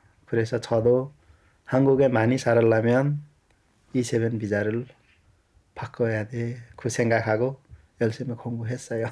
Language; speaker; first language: Korean; non-native, learner; Nepali